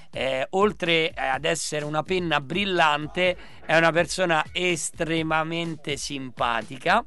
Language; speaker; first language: Italian; native; Italian